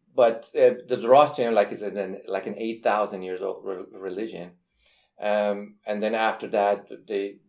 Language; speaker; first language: English; non-native, fluent; Persian